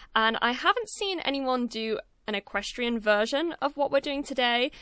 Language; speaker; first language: English; native; English